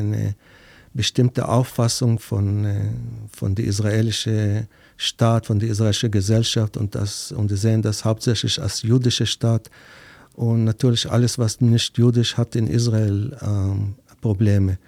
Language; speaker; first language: German; non-native, fluent; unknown